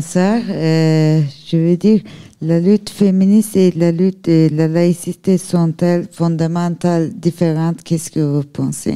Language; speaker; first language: French; non-native, learner; Turkish